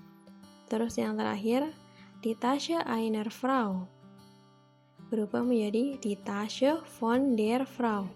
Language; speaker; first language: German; non-native, fluent; Indonesian